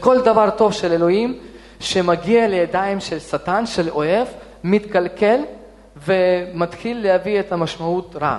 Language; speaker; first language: Hebrew; non-native, fluent; Russian